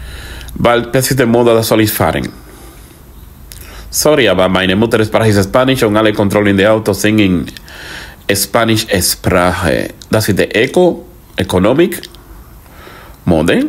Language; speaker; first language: German; non-native, learner; Spanish